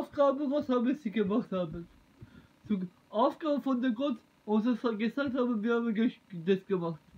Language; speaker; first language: German; non-native, learner; Turkish